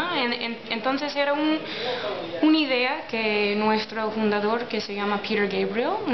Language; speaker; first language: Spanish; non-native, learner; English